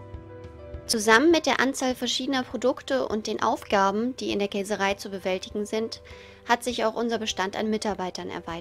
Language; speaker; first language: German; native; German